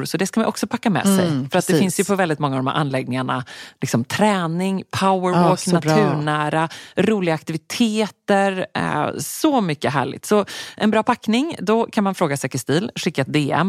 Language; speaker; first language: Swedish; native; Swedish